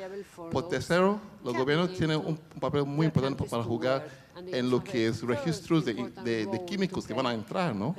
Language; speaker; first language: Spanish; non-native, fluent; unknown